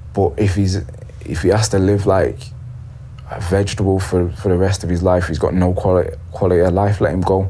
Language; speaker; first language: English; native; English